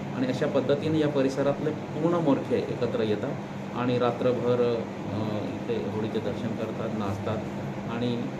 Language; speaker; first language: Marathi; non-native, local second language; Bhili